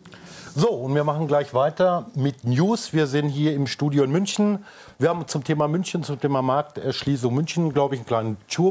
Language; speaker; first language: German; native; German